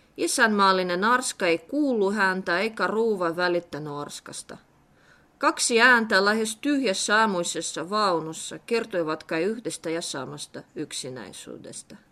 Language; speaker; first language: Finnish; non-native, fluent; Russian